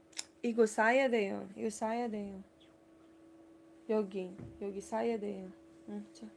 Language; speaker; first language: Korean; non-native, learner; Cebuano